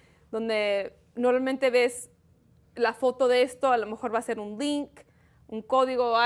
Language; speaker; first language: Spanish; early bilingual, heritage; Spanish